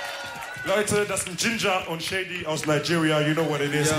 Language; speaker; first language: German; early bilingual, other home language; Wolof